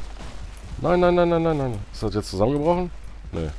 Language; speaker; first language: German; native; German